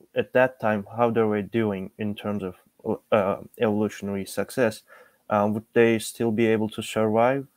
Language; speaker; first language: English; non-native, fluent; Turkish